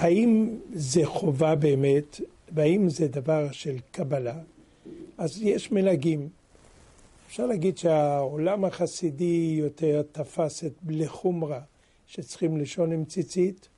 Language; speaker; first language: Hebrew; non-native, fluent; French